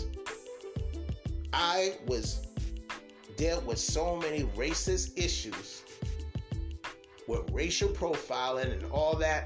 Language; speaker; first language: English; native; English